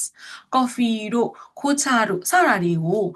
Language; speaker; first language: Japanese; non-native, fluent; Burmese